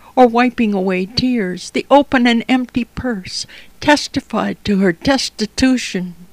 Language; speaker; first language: English; native; English